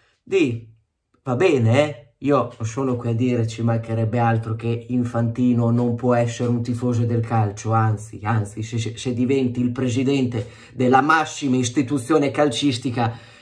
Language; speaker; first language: Italian; native; Italian